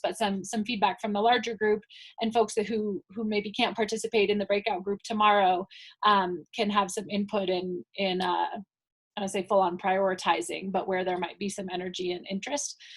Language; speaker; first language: English; native; English